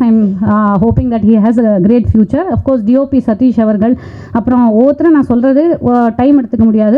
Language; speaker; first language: Tamil; native; Tamil